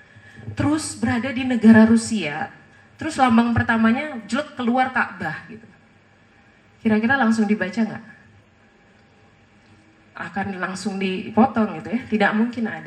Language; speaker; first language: Indonesian; native; Indonesian